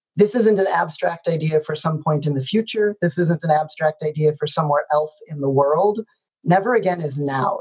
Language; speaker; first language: English; native; English